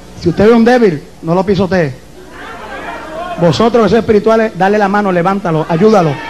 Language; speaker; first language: Spanish; native; Spanish